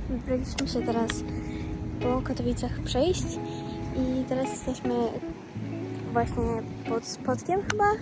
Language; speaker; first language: Polish; early bilingual, other home language; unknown